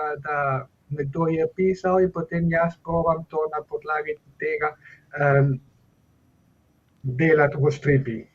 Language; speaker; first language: Slovenian; non-native, fluent; Spanish